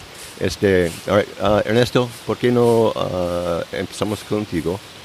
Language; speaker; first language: Spanish; non-native, learner; English